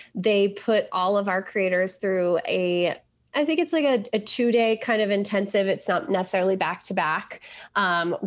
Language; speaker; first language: English; native; English